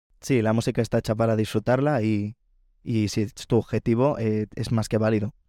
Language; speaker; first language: Spanish; native; Spanish